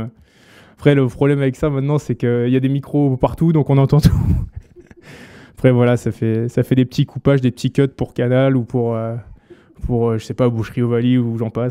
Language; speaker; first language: French; native; French